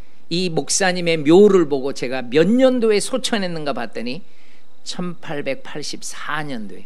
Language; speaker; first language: Korean; native; Korean